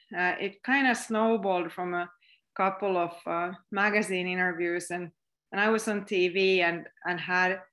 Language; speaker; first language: English; non-native, fluent; Finnish